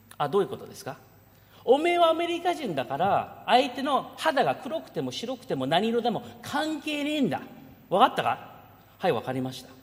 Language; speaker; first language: Japanese; early bilingual, heritage; Japanese